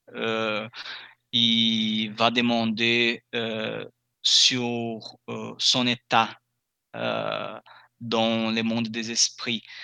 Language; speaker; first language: French; non-native, fluent; Portuguese